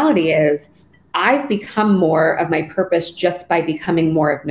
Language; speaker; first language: English; native; English